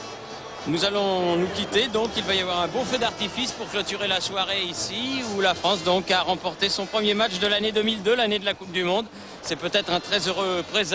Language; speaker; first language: French; native; French